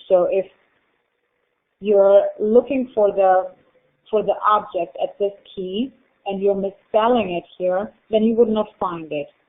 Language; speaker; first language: English; non-native, fluent; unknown